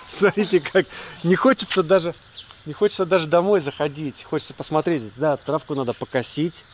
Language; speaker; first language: Russian; native; Russian